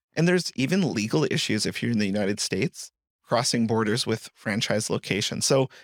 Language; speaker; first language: English; native; English